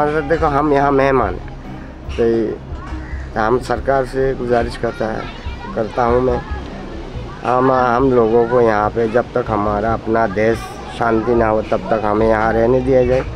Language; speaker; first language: Hindi; non-native, fluent; Rohingya